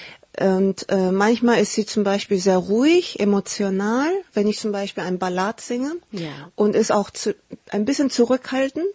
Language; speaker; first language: German; early bilingual, heritage; Korean